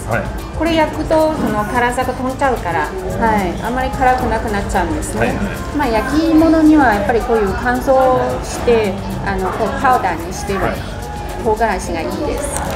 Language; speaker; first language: Japanese; non-native, fluent; Chinese